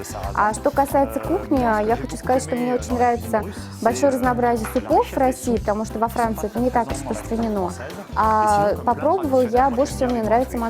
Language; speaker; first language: Russian; native; Russian